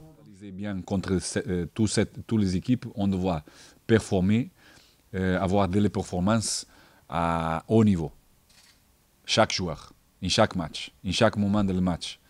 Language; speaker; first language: French; non-native, fluent; Portuguese